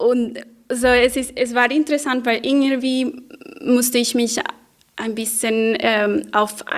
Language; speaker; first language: German; non-native, fluent; Spanish